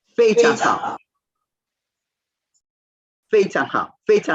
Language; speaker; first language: Chinese; non-native, fluent; Swahili